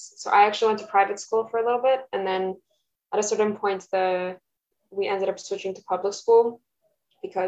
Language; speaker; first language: English; early bilingual, other home language; Russian